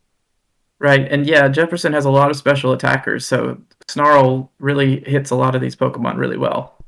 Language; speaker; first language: English; native; English